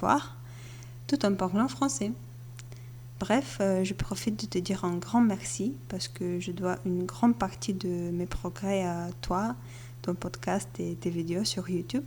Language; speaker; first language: French; non-native, fluent; Bulgarian